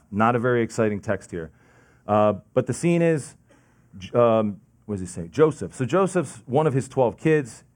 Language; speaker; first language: English; native; English